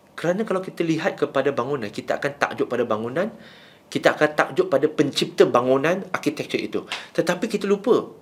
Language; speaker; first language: Malay; non-native, local second language; Chinese